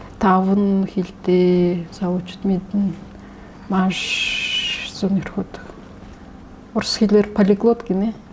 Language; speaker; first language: Mongolian; non-native, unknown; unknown